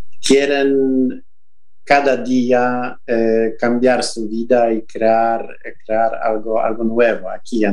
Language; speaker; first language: Spanish; non-native, fluent; Polish